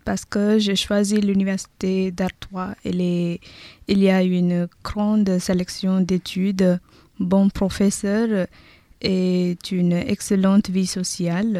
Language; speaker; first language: French; non-native, learner; Tamil